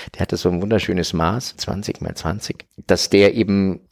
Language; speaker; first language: German; native; German